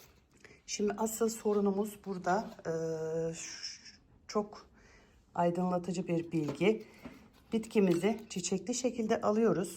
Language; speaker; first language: Turkish; native; Turkish